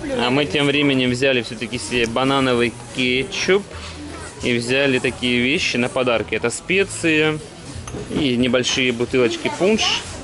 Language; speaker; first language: Russian; native; Russian